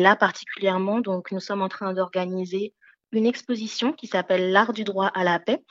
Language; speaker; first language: French; early bilingual, other home language; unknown